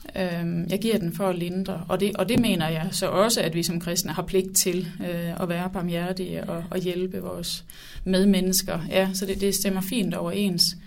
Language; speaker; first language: Danish; native; Danish